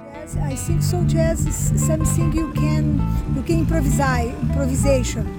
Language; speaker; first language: English; non-native, learner; Portuguese